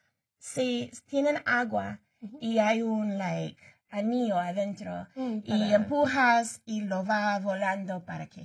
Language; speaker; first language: Spanish; early bilingual, heritage; Spanish